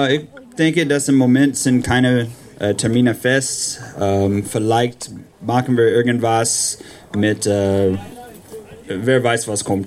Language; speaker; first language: German; non-native, learner; English